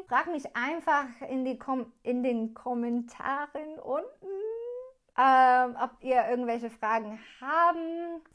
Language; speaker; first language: German; non-native, learner; English